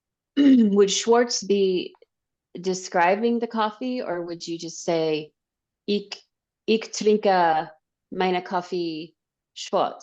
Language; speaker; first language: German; non-native, learner; English